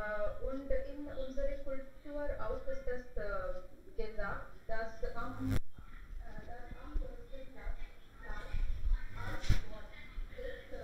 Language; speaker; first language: German; non-native, learner; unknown